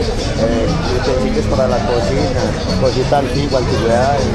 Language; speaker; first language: Spanish; native; Spanish